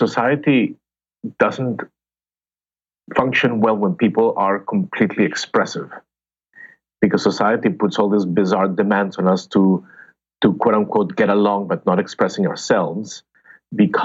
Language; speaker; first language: English; non-native, fluent; Spanish